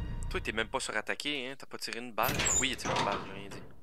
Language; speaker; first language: French; native; French